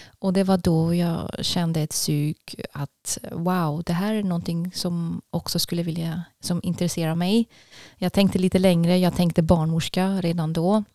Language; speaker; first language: Swedish; non-native, fluent; German